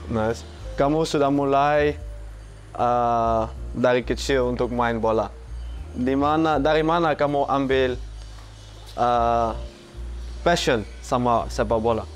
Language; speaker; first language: Indonesian; non-native, fluent; Dutch